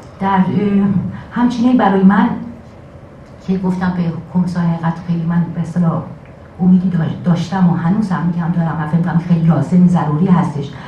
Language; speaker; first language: Persian; native; Persian